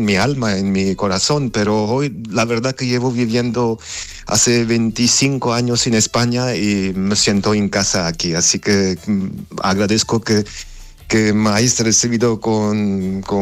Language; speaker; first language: Spanish; non-native, fluent; Armenian